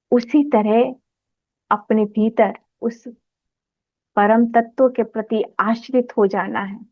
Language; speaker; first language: Hindi; native; Hindi